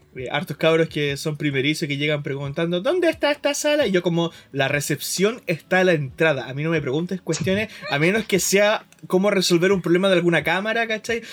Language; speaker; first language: Spanish; native; Spanish